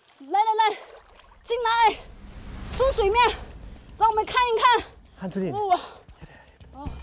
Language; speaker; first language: Chinese; native; Chinese